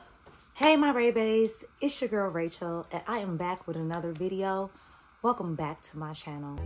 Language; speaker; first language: English; native; English